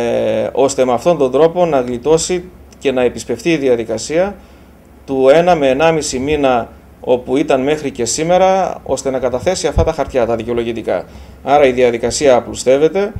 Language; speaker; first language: Greek; native; Greek